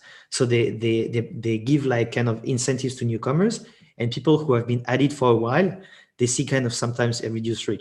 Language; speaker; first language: English; non-native, fluent; French